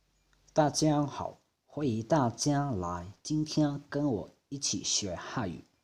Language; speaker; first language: Chinese; non-native, fluent; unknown